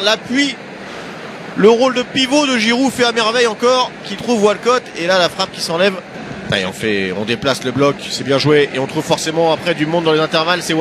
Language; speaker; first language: French; native; French